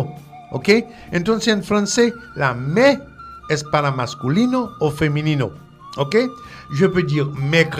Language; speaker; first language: Spanish; non-native, fluent; French